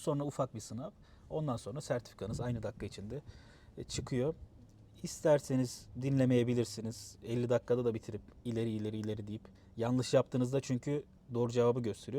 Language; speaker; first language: Turkish; native; Turkish